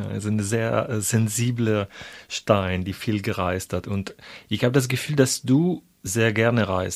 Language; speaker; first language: German; non-native, fluent; Italian